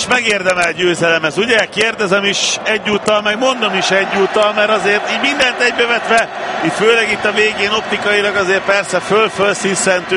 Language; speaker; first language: Hungarian; native; Hungarian